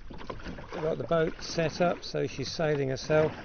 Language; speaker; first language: English; native; English